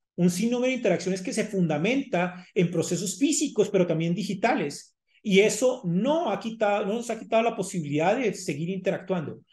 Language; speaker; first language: Spanish; native; Spanish